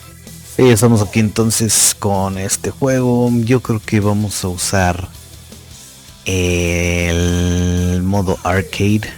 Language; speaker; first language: Spanish; native; Spanish